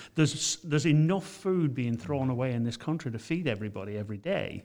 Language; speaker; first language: English; native; English